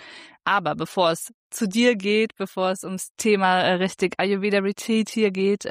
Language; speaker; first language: German; native; German